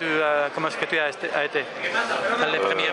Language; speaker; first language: French; non-native, learner; Spanish